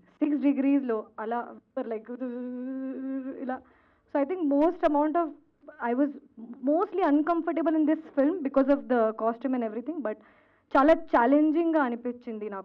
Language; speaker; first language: Telugu; non-native, learner; Hindi